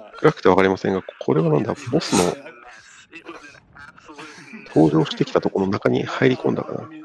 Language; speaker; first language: Japanese; native; Japanese